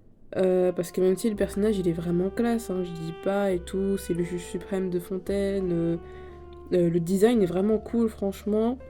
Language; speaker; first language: French; native; French